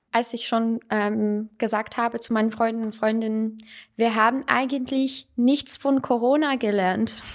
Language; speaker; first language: German; non-native, fluent; Russian